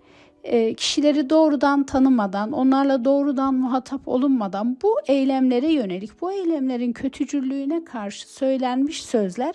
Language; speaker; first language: Turkish; native; Turkish